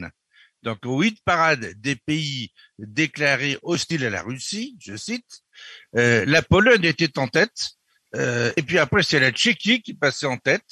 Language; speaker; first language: French; native; French